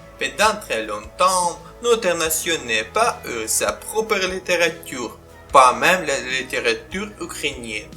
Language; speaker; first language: French; non-native, fluent; Ukrainian